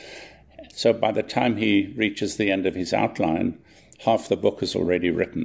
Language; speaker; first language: English; native; English